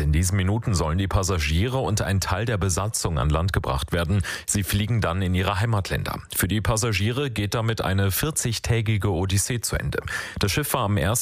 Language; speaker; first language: German; native; German